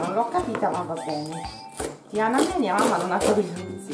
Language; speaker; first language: Italian; native; Italian